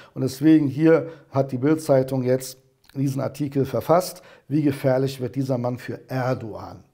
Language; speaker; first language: German; early bilingual, other home language; Turkish